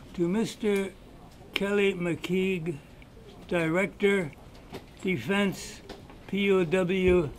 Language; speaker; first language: English; native; English